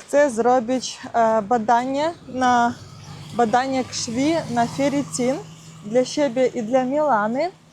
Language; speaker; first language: Polish; non-native, learner; Russian